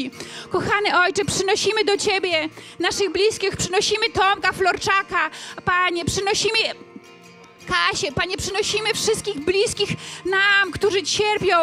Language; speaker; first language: Polish; native; Polish